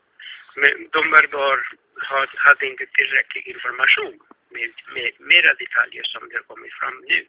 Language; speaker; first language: Swedish; non-native, fluent; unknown